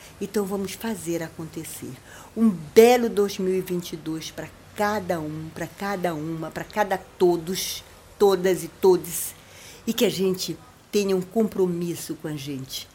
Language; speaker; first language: Portuguese; native; Portuguese